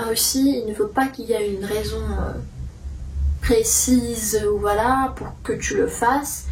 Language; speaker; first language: French; non-native, fluent; Russian